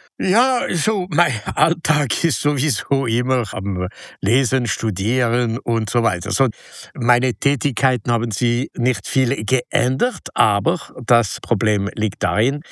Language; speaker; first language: German; non-native, local second language; French